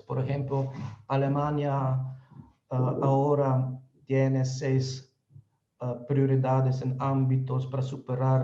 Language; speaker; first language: Spanish; non-native, fluent; Slovenian